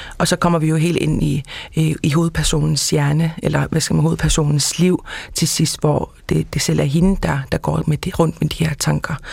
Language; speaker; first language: Danish; non-native, local second language; Kalaallisut